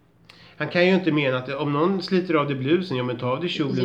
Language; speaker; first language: Swedish; native; Swedish